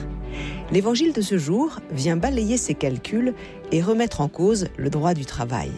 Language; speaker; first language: French; native; French